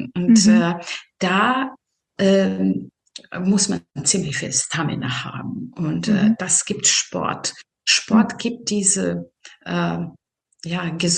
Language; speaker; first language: German; non-native, fluent; Serbian